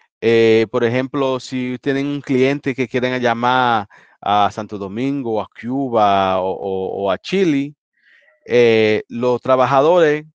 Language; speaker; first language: Spanish; early bilingual, heritage; Spanish